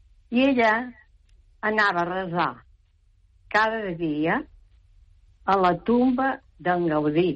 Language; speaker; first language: Catalan; native; Catalan